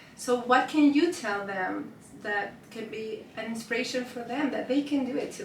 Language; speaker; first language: English; non-native, fluent; Spanish